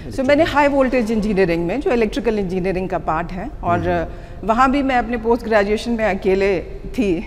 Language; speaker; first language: Hindi; native; Hindi